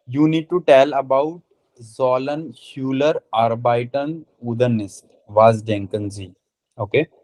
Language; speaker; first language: German; non-native, fluent; Hindi